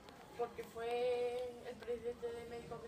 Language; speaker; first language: Spanish; native; Spanish